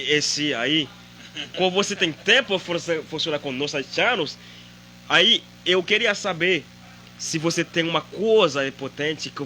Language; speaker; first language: Portuguese; non-native, learner; Haitian Creole